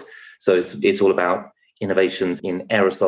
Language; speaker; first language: English; native; English